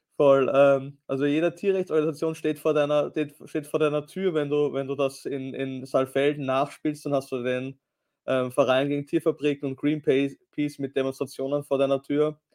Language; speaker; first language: German; native; German